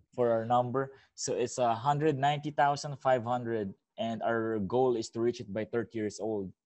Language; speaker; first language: English; non-native, local second language; Filipino